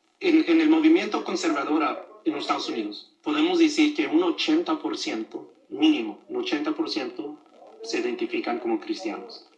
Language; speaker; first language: Spanish; early bilingual, other home language; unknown